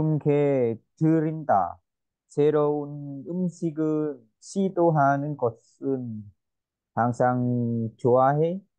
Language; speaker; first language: Korean; non-native, learner; Vietnamese